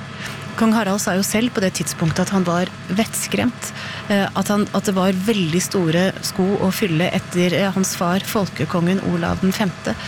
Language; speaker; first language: Norwegian; native; Norwegian